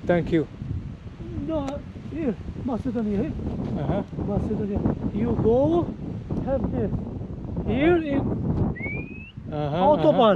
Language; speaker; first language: English; non-native, learner; Hungarian